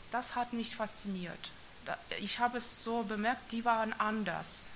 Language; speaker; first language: German; non-native, fluent; Russian